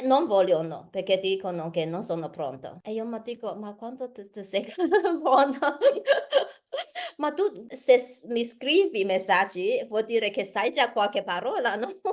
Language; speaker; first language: Italian; non-native, learner; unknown